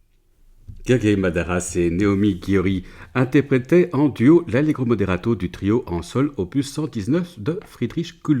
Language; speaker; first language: French; native; French